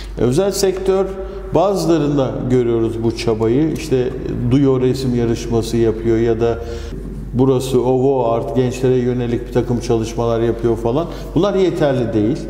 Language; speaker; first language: Turkish; native; Turkish